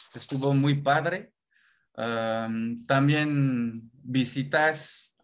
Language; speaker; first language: Spanish; non-native, fluent; French